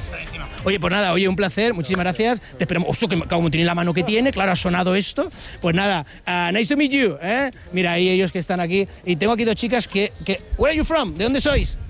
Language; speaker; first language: Spanish; native; Spanish